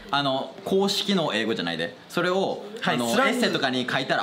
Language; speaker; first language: Japanese; native; Japanese